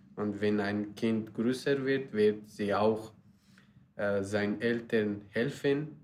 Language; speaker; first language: German; non-native, learner; Persian